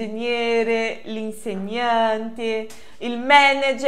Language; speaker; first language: Italian; non-native, fluent; Portuguese